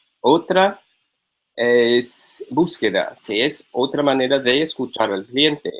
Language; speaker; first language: Spanish; non-native, fluent; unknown